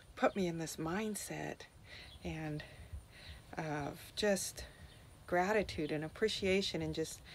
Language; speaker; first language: English; native; English